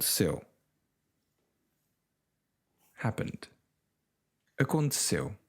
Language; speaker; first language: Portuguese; non-native, fluent; English